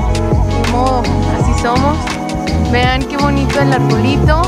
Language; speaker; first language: Spanish; native; Spanish